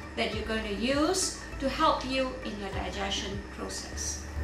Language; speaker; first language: English; non-native, local second language; Gujarati